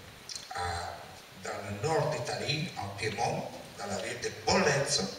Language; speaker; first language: French; non-native, learner; Italian